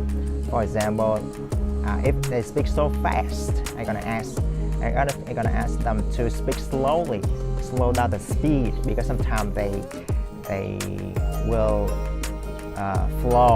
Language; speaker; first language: English; non-native, fluent; Vietnamese